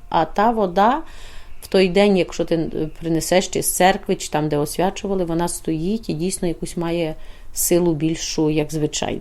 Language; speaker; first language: Ukrainian; native; Ukrainian